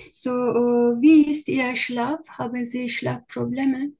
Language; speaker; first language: German; non-native, learner; Turkish